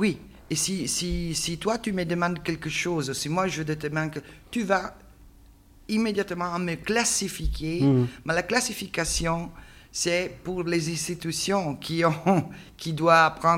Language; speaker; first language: French; non-native, learner; Italian